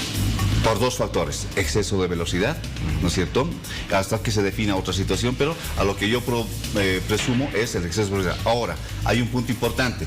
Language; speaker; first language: Spanish; native; Spanish